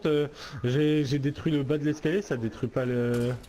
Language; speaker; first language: French; native; French